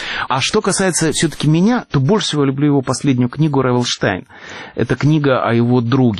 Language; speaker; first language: Russian; native; Russian